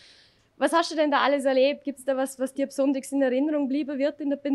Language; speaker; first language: German; native; German